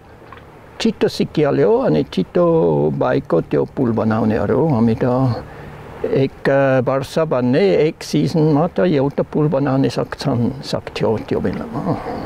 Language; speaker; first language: Nepali; non-native, learner; German